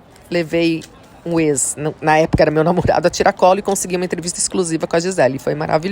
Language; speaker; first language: Portuguese; native; Portuguese